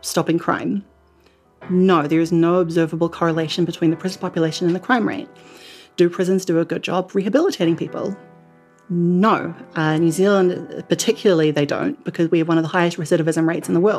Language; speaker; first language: English; native; English